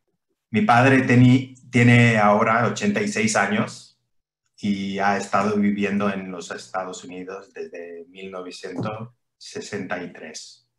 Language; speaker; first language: Spanish; early bilingual, heritage; English